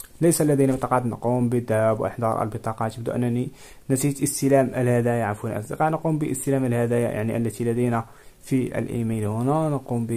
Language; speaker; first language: Arabic; native; Arabic